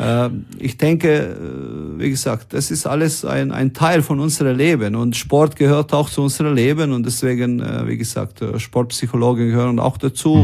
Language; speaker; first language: German; non-native, fluent; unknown